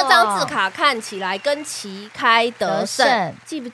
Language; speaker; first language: Chinese; native; Chinese